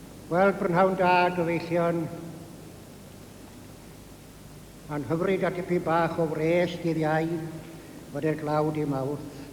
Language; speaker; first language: Welsh; native; Welsh